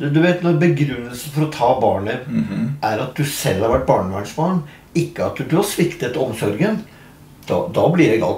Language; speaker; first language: Norwegian; native; Norwegian